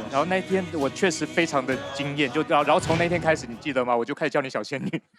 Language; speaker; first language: Chinese; native; Chinese